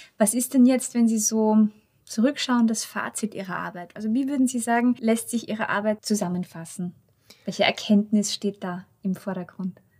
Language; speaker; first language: German; native; German